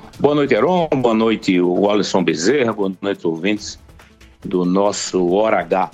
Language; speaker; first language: Portuguese; native; Portuguese